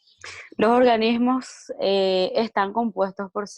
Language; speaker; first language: Spanish; native; Spanish